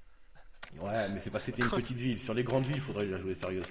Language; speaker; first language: French; native; French